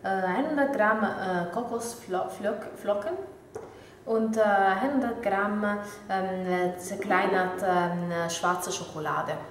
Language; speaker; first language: German; non-native, learner; Italian